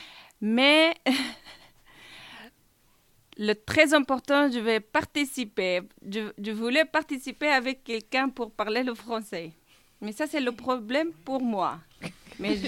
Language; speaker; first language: French; non-native, learner; Kurdish